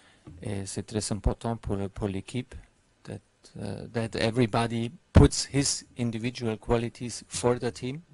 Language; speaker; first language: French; non-native, fluent; German